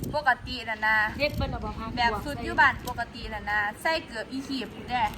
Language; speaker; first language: Thai; non-native, local second language; Northeastern Thai